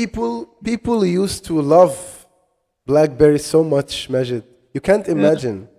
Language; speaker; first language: English; non-native, fluent; Arabic